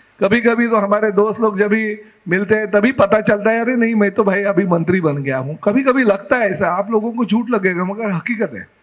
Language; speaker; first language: Hindi; non-native, local second language; Marathi